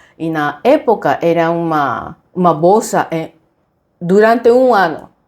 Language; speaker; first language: Portuguese; non-native, fluent; Japanese